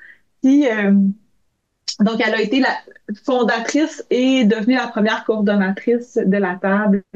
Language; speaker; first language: French; native; French